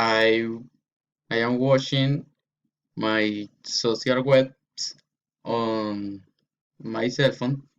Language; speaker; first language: English; non-native, learner; Spanish